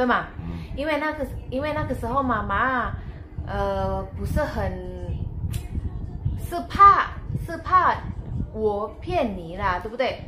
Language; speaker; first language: Chinese; non-native, fluent; Indonesian